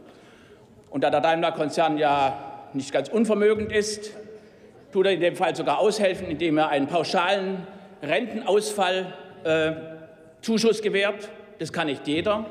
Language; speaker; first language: German; native; German